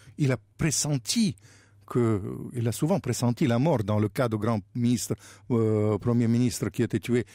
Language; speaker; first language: French; non-native, fluent; Russian